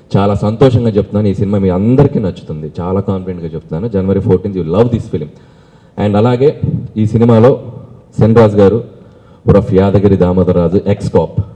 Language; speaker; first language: Telugu; native; Telugu